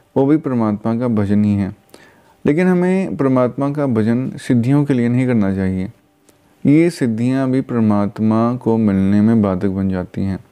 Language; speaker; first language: Hindi; non-native, local second language; Punjabi